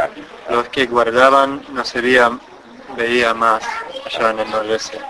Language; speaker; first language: Spanish; non-native, fluent; English